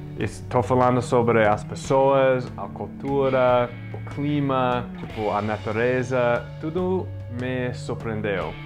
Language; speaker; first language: Portuguese; non-native, fluent; English